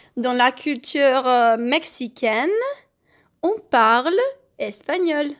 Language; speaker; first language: French; non-native, fluent; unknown